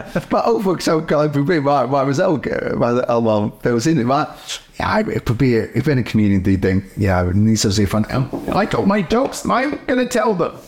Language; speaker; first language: Dutch; non-native, fluent; English